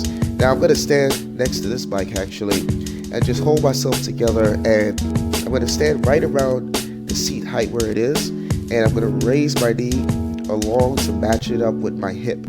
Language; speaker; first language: English; native; English